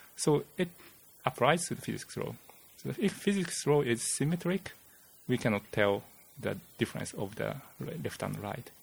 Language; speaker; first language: English; non-native, fluent; Japanese